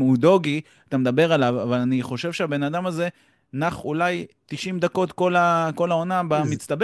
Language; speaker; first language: Hebrew; native; Hebrew